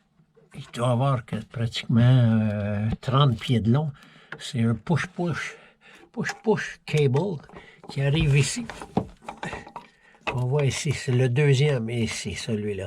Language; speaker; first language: French; native; French